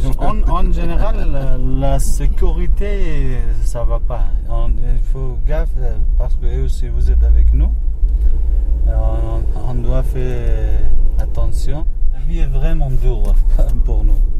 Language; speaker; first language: French; non-native, learner; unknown